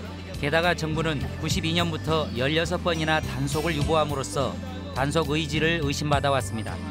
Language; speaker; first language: Korean; native; Korean